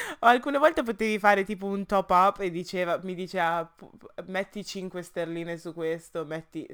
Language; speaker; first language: Italian; early bilingual, other home language; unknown